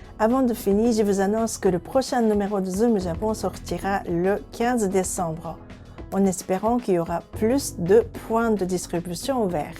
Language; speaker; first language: French; non-native, fluent; Japanese